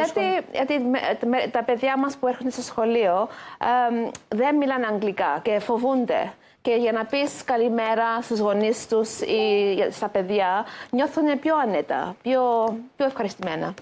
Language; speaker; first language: Greek; early bilingual, heritage; Greek